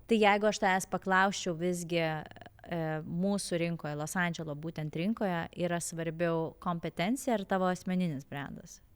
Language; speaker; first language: Lithuanian; native; Lithuanian